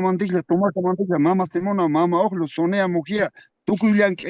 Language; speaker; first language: Spanish; non-native, local second language; Quechua